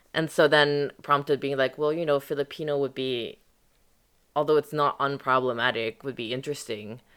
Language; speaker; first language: English; early bilingual, other home language; French